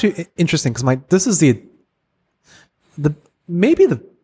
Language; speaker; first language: English; native; English